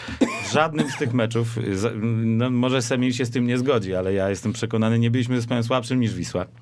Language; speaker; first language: Polish; native; Polish